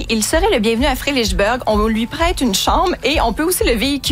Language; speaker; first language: French; native; French